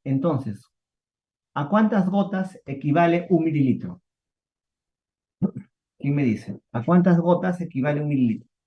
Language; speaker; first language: Spanish; native; Spanish